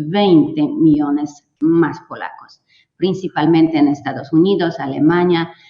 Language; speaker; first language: Spanish; non-native, fluent; Polish